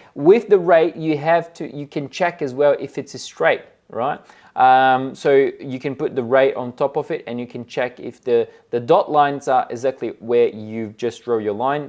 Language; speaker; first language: English; non-native, fluent; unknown